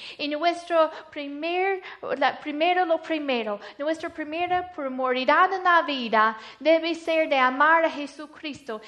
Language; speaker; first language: Spanish; non-native, fluent; English